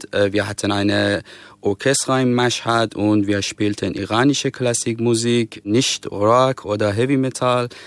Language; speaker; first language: German; non-native, fluent; Persian